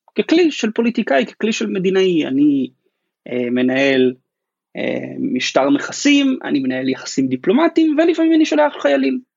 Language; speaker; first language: Hebrew; native; Hebrew